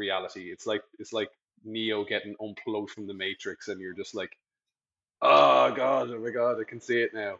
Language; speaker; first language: English; native; English